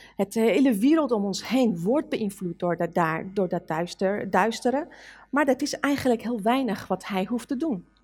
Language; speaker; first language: Dutch; non-native, fluent; Persian